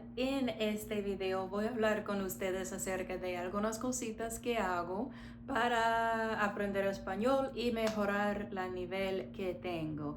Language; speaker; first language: Spanish; non-native, fluent; English